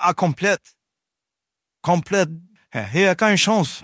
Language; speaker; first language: German; non-native, learner; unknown